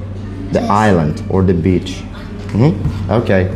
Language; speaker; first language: English; non-native, fluent; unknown